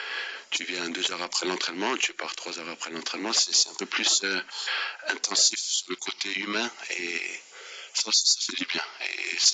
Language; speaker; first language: French; non-native, fluent; Danish